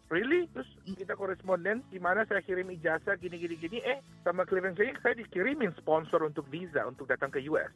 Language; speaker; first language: Indonesian; native; Indonesian